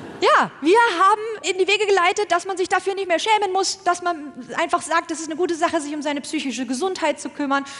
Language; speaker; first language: German; native; German